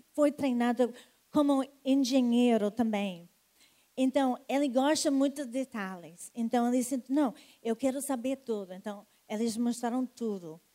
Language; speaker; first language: Portuguese; non-native, fluent; English